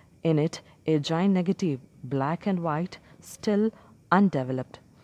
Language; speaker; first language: English; non-native, local second language; Malayalam